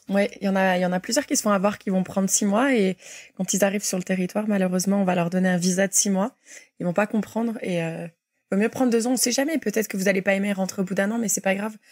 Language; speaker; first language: French; native; French